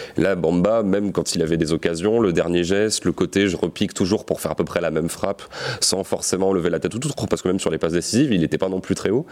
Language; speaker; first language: French; native; French